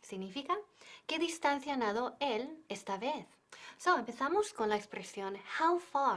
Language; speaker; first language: Spanish; non-native, fluent; English